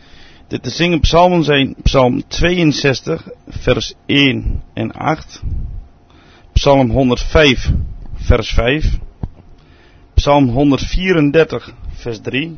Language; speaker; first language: Dutch; native; Dutch